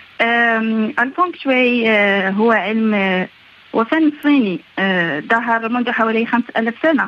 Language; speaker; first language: Arabic; native; Arabic